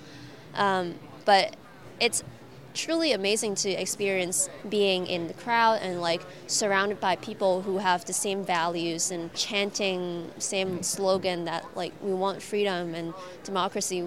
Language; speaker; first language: English; non-native, local second language; Cantonese